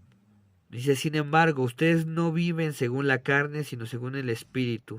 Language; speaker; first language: Spanish; native; Spanish